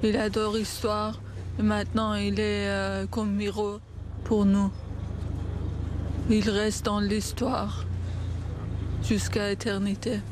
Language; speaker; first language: French; non-native, fluent; Persian